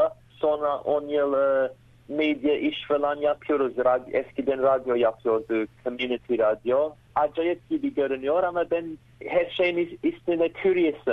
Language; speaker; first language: Turkish; early bilingual, heritage; Turkish